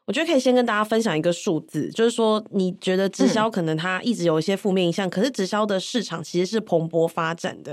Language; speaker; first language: Chinese; native; Chinese